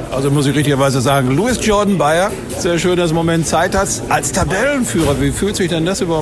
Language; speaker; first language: German; native; German